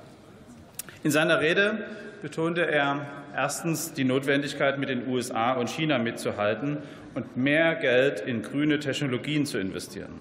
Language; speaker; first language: German; native; German